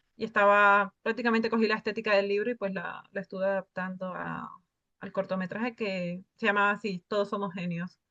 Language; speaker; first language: Spanish; native; Spanish